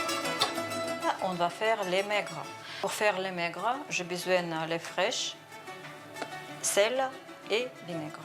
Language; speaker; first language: French; non-native, fluent; Russian